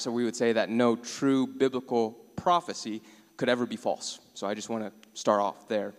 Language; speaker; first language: English; native; English